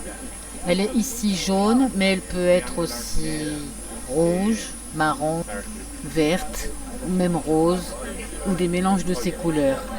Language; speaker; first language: French; native; French